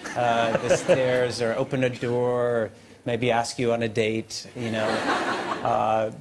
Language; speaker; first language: English; native; English